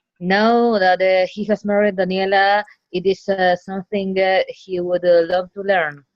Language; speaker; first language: English; non-native, learner; Spanish